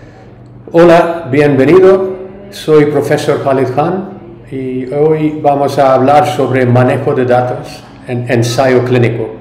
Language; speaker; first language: Spanish; non-native, learner; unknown